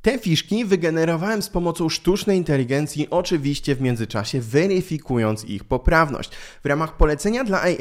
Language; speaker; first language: Polish; native; Polish